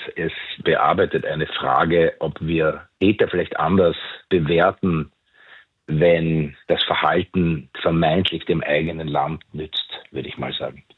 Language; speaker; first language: German; native; German